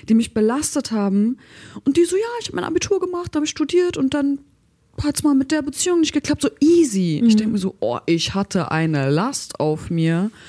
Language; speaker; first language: German; early bilingual, other home language; Turkish